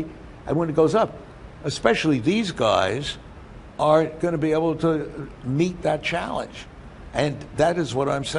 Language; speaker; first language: English; native; English